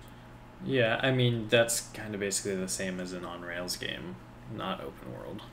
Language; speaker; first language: English; native; English